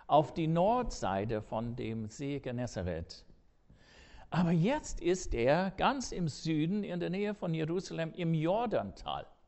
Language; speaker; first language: German; non-native, fluent; English